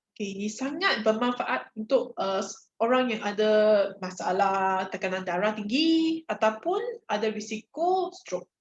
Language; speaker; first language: Malay; non-native, local second language; Chinese